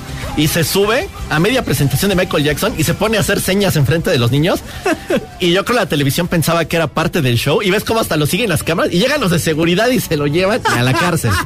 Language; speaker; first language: Spanish; native; Spanish